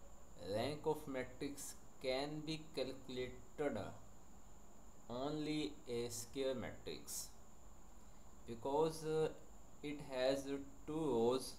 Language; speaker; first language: English; non-native, local second language; Hindi